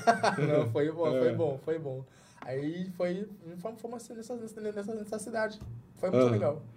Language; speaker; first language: Portuguese; non-native, fluent; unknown